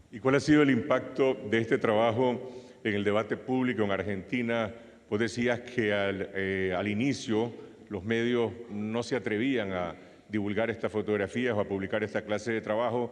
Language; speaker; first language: Spanish; native; Spanish